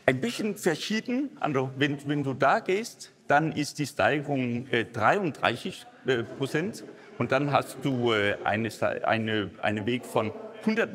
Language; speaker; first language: German; non-native, fluent; Danish